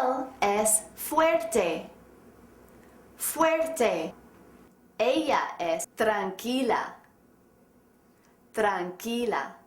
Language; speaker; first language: Spanish; non-native, fluent; English